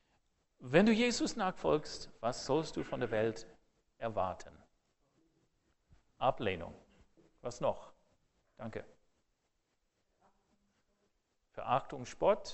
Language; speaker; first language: German; non-native, fluent; English